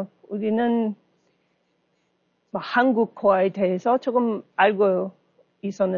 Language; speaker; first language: Korean; non-native, learner; English